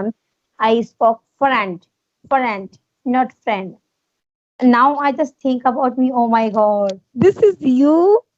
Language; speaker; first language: English; non-native, learner; Hindi